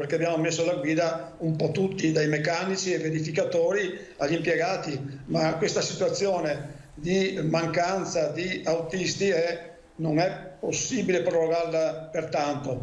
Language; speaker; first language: Italian; native; Italian